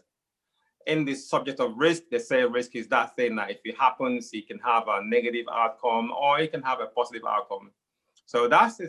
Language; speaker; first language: English; non-native, local second language; Igbo